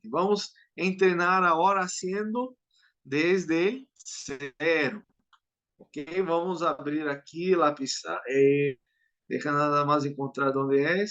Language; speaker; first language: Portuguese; non-native, learner; Spanish